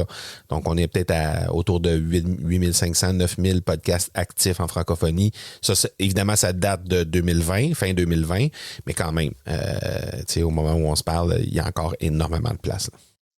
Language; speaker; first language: French; native; French